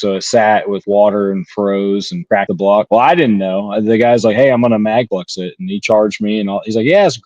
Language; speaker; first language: English; native; English